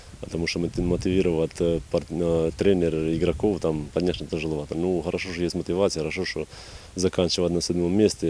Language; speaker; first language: Russian; non-native, fluent; Albanian